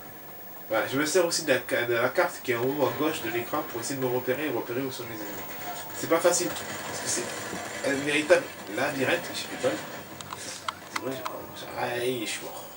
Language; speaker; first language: French; native; French